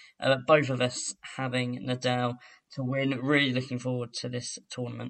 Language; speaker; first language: English; native; English